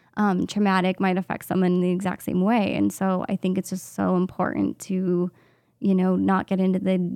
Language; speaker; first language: English; native; English